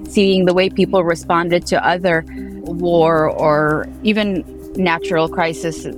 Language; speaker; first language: English; early bilingual, heritage; Arabic